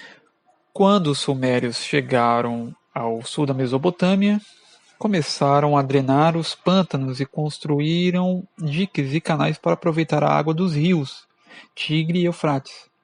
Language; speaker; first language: Portuguese; native; Portuguese